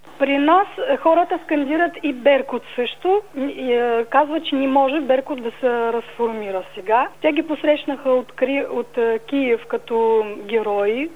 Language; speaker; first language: Bulgarian; early bilingual, heritage; Bulgarian